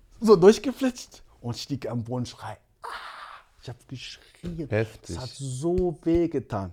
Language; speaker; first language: German; early bilingual, other home language; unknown